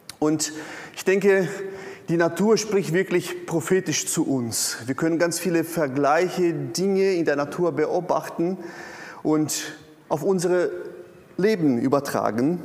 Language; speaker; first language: German; non-native, fluent; Portuguese